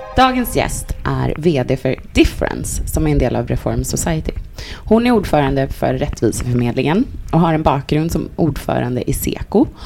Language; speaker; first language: Swedish; native; Swedish